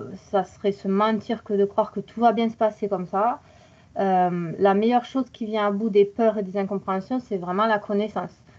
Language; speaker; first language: French; native; French